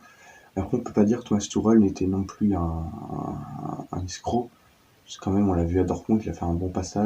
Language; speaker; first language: French; native; French